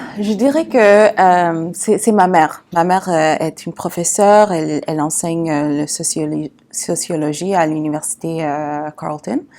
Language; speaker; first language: French; non-native, local second language; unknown